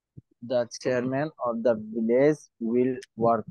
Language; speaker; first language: English; non-native, learner; Bangla